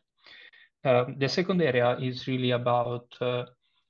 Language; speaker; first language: English; non-native, fluent; Italian